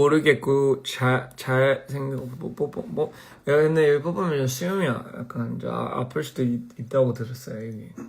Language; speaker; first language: Korean; early bilingual, heritage; English